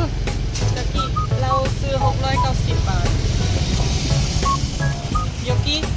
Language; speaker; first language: Korean; non-native, learner; Lao